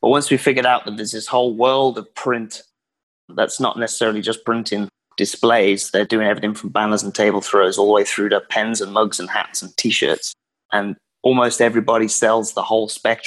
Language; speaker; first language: English; native; English